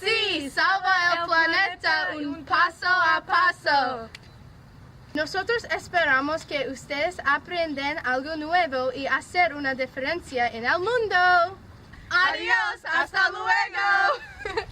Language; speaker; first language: Spanish; non-native, learner; English